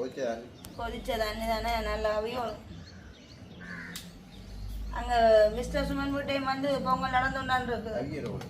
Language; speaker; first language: Tamil; native; Tamil